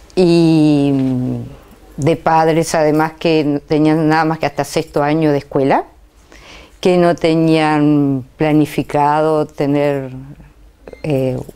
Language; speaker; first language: Spanish; native; Spanish